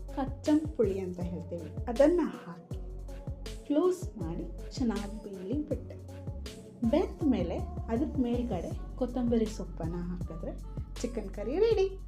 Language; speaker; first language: Kannada; non-native, local second language; Kodava